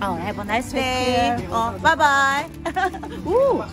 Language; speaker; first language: English; non-native, learner; Korean